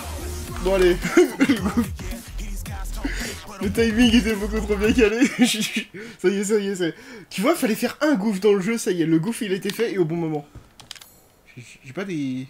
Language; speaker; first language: French; native; French